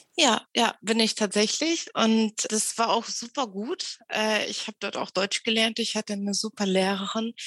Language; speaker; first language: German; early bilingual, other home language; Russian